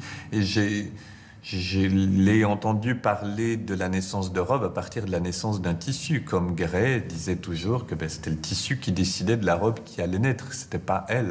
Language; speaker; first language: French; native; French